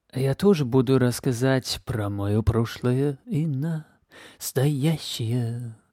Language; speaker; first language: Russian; non-native, fluent; English